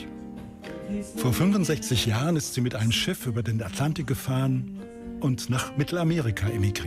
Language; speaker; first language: German; native; German